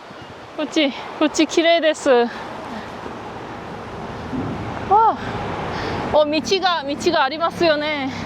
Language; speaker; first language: Japanese; non-native, learner; Korean